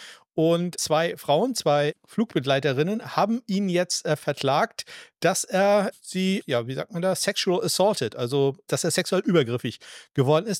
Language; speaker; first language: German; native; German